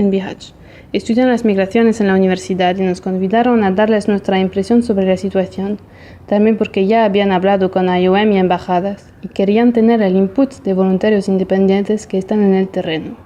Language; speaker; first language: Spanish; non-native, fluent; Portuguese